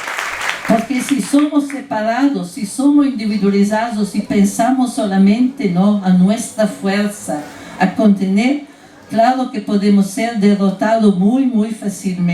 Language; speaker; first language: Spanish; non-native, fluent; Italian